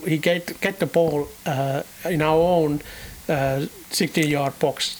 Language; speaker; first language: English; non-native, fluent; Finnish